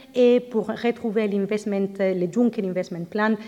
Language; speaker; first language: French; non-native, fluent; Spanish